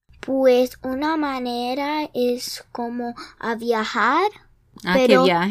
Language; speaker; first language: Spanish; early bilingual, heritage; English